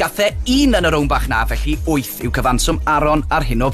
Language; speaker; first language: Welsh; native; Welsh